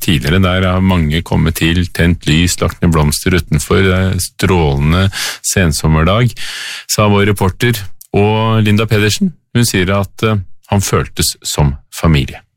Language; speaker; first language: Norwegian; native; Norwegian